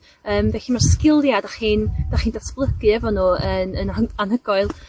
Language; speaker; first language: Welsh; native; Welsh